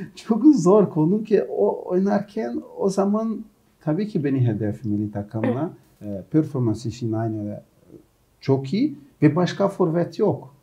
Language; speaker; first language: Turkish; non-native, learner; Portuguese